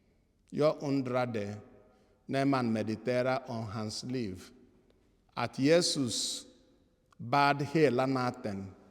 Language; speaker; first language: Swedish; non-native, fluent; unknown